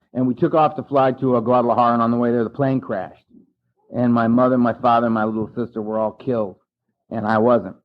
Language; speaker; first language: English; native; English